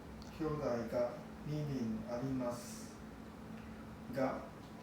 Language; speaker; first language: Japanese; non-native, learner; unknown